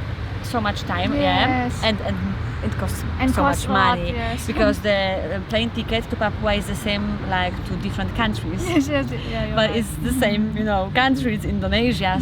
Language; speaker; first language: English; non-native, fluent; Polish